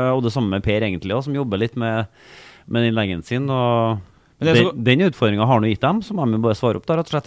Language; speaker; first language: Norwegian; native; Norwegian